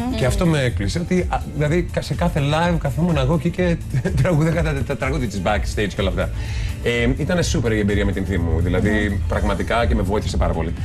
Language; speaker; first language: Greek; early bilingual, heritage; Greek